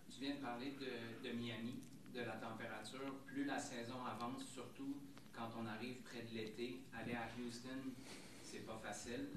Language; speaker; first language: French; native; French